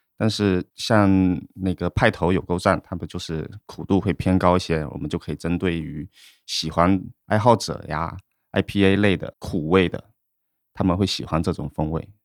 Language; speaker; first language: Chinese; native; Chinese